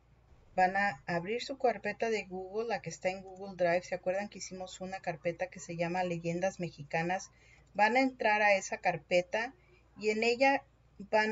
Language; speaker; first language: Spanish; native; Spanish